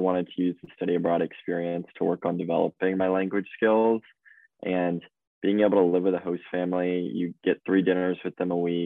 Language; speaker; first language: English; native; English